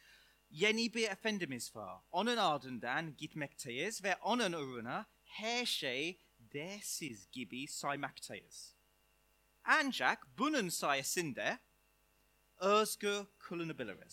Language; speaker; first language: Turkish; non-native, fluent; English